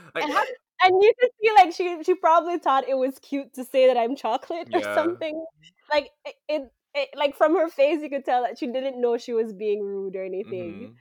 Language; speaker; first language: English; native; English